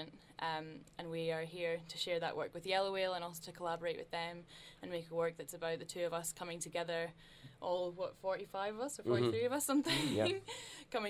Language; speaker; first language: English; native; English